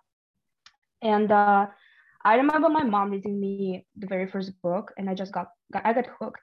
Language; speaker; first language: English; non-native, fluent; Russian